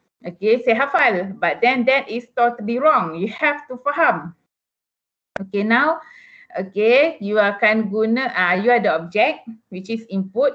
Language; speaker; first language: English; non-native, local second language; Malay